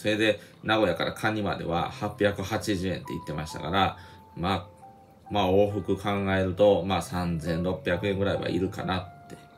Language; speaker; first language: Japanese; native; Japanese